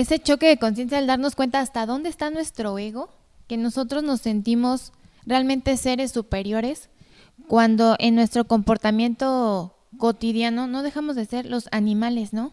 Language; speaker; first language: Spanish; native; Spanish